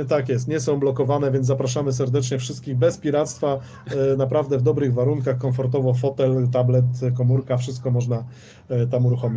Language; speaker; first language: Polish; native; Polish